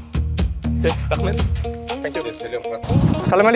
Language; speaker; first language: English; non-native, learner; French